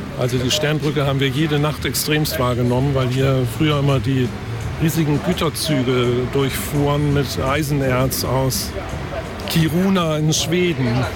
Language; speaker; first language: German; native; German